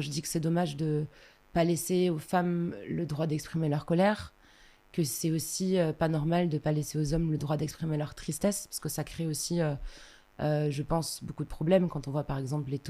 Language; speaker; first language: French; native; French